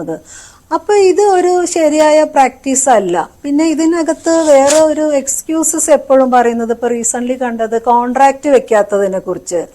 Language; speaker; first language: Malayalam; native; Malayalam